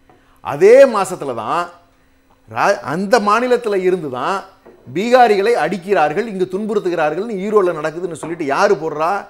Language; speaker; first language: Tamil; native; Tamil